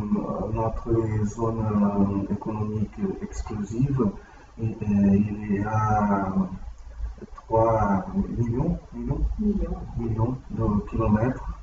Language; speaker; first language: French; non-native, learner; Portuguese